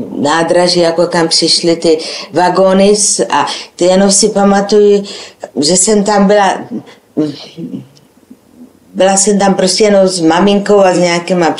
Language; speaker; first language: Czech; non-native, local second language; Slovak